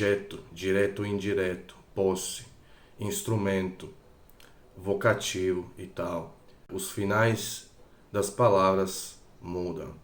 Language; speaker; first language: Portuguese; non-native, fluent; Croatian